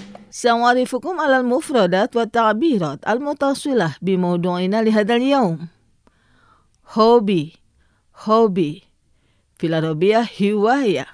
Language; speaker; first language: Arabic; non-native, fluent; Indonesian